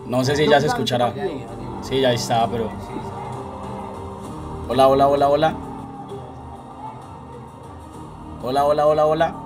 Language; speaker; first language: Spanish; native; Spanish